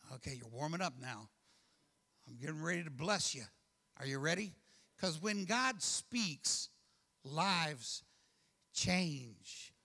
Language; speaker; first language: English; native; English